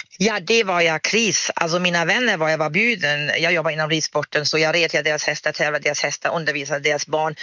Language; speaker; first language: Swedish; non-native, fluent; German